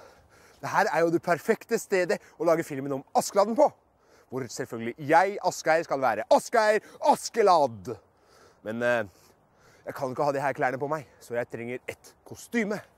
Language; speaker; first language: Norwegian; native; Norwegian